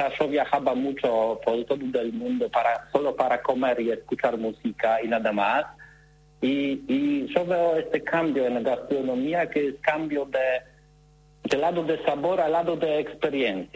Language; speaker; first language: Spanish; non-native, learner; Polish